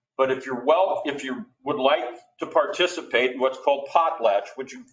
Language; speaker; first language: English; native; English